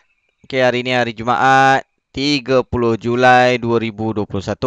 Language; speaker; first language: Malay; native; Malay